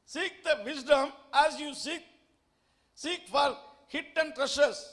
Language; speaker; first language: English; non-native, local second language; Tamil